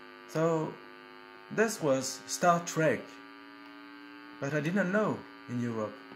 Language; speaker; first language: English; non-native, learner; French